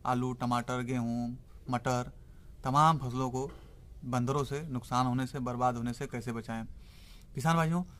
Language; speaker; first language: Hindi; native; Hindi